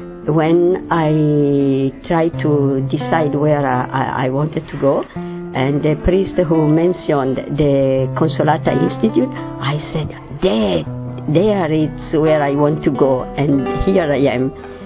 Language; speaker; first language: English; non-native, fluent; Italian